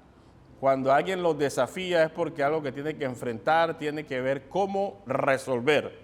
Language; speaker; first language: Spanish; native; Spanish